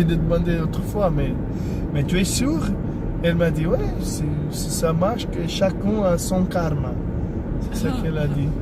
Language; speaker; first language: French; non-native, fluent; Portuguese